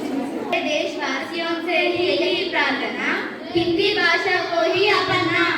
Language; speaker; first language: Hindi; non-native, local second language; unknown